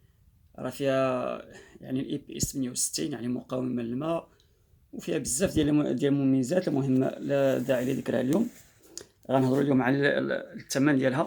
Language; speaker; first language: Arabic; native; Arabic